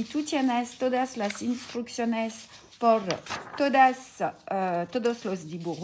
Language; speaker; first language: Spanish; non-native, learner; French